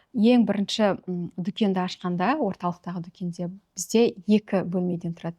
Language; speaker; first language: Kazakh; native; Kazakh